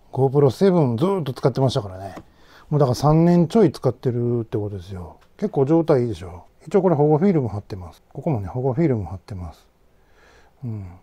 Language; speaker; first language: Japanese; native; Japanese